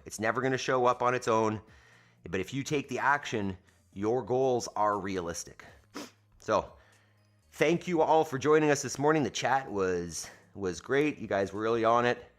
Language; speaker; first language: English; native; English